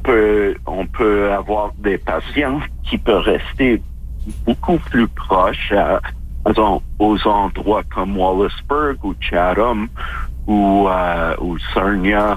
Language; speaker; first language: French; non-native, fluent; English